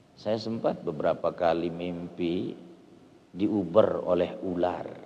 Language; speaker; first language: Indonesian; non-native, local second language; Sasak